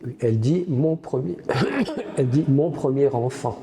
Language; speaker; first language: French; native; French